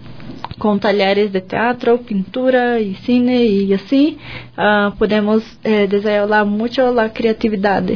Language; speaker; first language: Spanish; non-native, learner; Portuguese